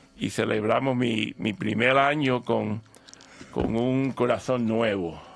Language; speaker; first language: Spanish; early bilingual, heritage; Spanish